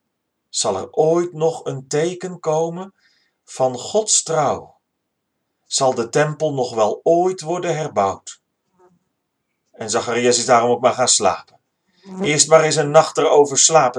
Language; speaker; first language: Dutch; native; Dutch